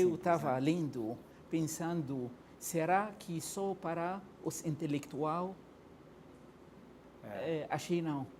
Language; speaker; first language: Portuguese; non-native, fluent; Arabic